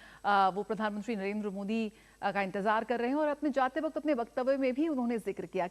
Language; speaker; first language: Hindi; native; Hindi